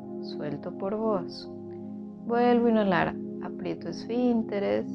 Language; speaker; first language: Spanish; native; Spanish